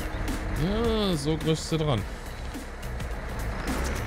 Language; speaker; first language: German; native; German